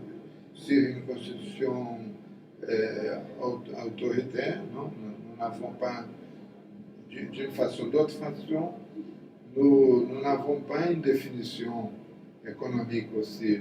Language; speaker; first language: French; non-native, fluent; Portuguese